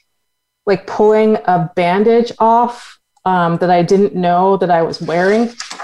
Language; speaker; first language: English; native; English